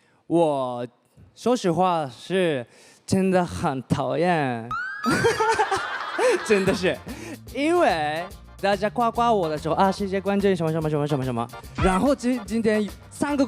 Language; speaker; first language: Chinese; non-native, learner; Japanese